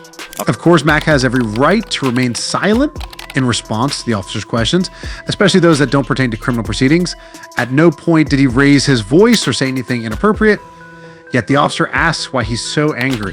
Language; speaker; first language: English; native; English